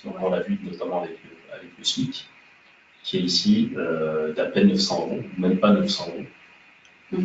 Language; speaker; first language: French; native; French